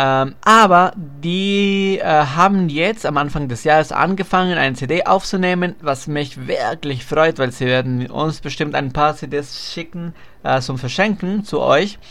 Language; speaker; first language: German; non-native, fluent; Spanish